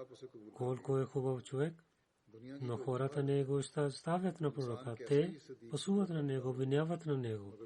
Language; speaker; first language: Bulgarian; non-native, learner; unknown